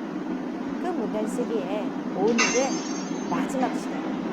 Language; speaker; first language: Korean; native; Korean